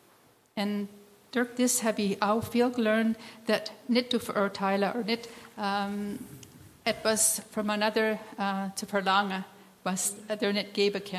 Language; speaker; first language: German; non-native, learner; English